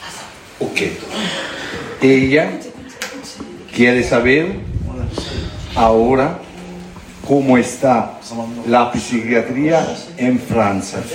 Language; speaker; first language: Spanish; non-native, learner; French